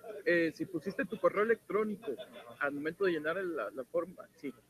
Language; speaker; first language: Spanish; native; Spanish